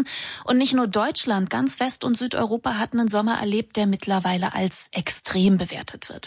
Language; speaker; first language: German; native; German